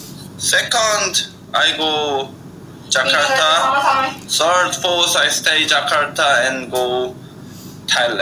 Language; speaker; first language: English; non-native, learner; Korean